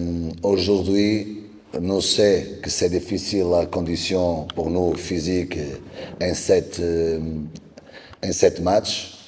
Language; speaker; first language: French; non-native, learner; Portuguese